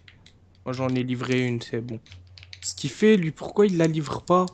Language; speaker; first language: French; native; French